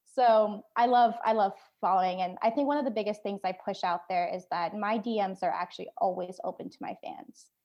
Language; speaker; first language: English; native; English